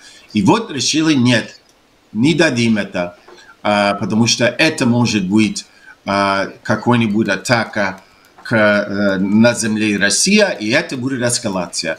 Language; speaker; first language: Russian; non-native, fluent; English